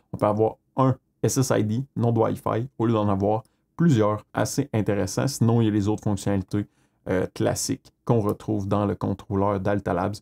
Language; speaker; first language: French; native; French